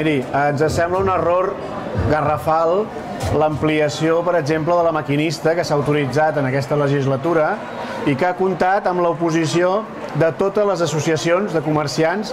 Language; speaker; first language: Catalan; native; Catalan